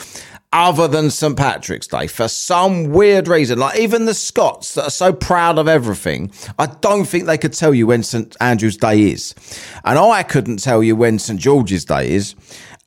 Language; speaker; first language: English; native; English